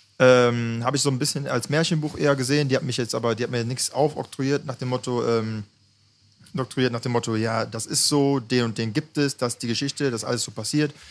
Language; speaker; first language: German; native; German